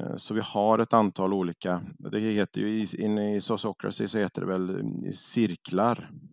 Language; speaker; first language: Swedish; native; Swedish